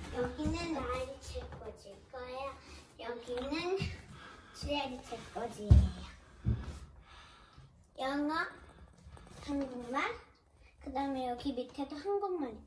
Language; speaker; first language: Korean; early bilingual, heritage; Korean